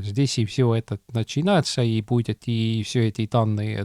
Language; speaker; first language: Russian; non-native, local second language; Estonian